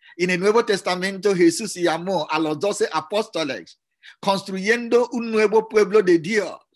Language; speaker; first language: Spanish; non-native, fluent; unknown